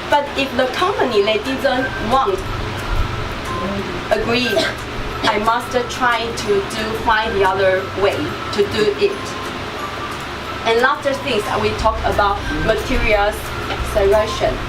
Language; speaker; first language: English; non-native, learner; Chinese